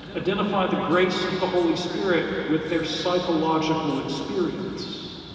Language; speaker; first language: English; native; English